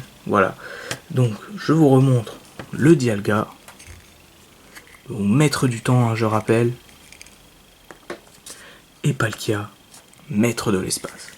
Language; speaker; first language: French; native; French